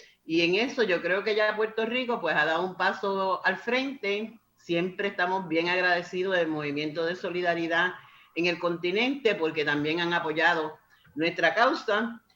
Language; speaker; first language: Spanish; native; Spanish